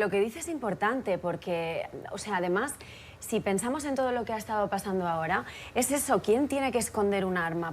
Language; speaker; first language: Spanish; native; Spanish